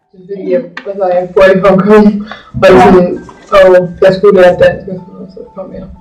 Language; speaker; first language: Danish; early bilingual, heritage; Danish